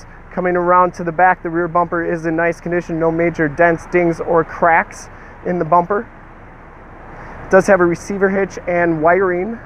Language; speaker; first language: English; native; English